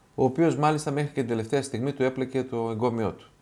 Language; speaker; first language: Greek; native; Greek